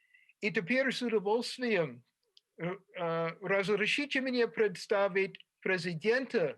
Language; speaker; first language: Russian; non-native, fluent; English